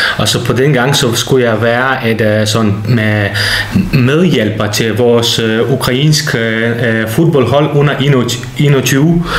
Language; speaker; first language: Danish; non-native, fluent; Ukrainian